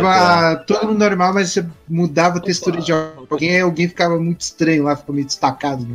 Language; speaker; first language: Portuguese; native; Portuguese